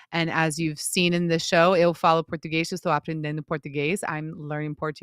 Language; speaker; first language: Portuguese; non-native, learner; English